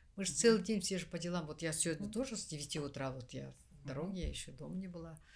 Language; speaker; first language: Russian; non-native, local second language; Kazakh